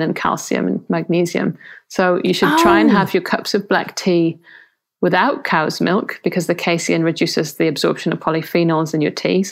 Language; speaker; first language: English; native; English